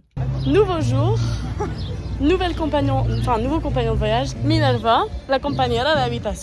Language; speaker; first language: French; native; French